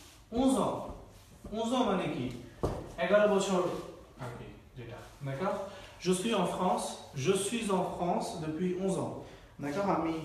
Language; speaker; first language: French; non-native, fluent; Bangla